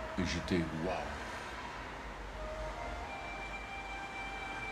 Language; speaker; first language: French; non-native, fluent; English